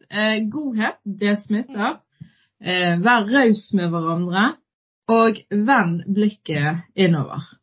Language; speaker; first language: Norwegian; early bilingual, other home language; Arabic